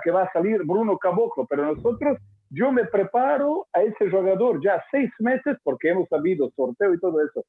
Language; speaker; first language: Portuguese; non-native, learner; Croatian